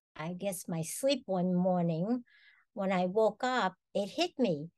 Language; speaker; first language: English; native; English